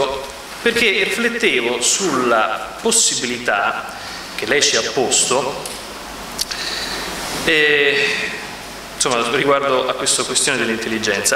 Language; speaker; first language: Italian; native; Italian